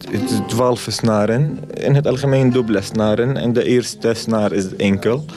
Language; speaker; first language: Dutch; non-native, learner; Arabic